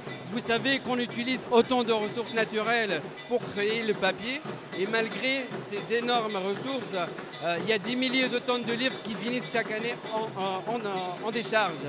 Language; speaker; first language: French; non-native, local second language; Arabic